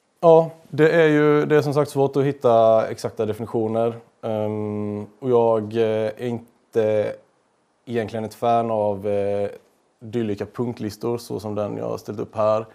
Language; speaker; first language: Swedish; native; Swedish